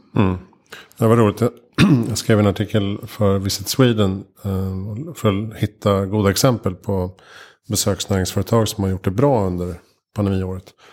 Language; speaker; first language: Swedish; native; Swedish